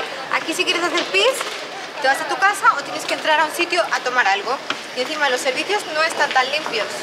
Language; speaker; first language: Spanish; native; Spanish